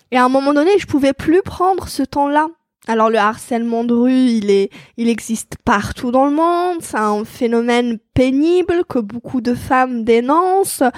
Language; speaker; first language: French; non-native, local second language; Arabic